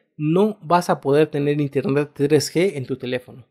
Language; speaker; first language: Spanish; native; Spanish